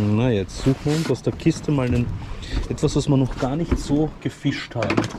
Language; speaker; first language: German; native; German